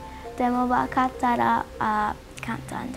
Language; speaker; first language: Japanese; non-native, learner; English